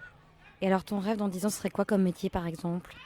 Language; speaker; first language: French; native; French